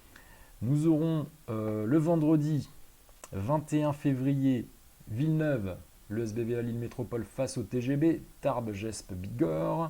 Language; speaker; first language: French; native; French